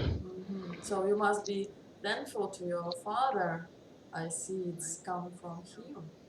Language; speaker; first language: English; non-native, learner; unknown